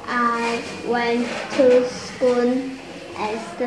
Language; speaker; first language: English; non-native, learner; Vietnamese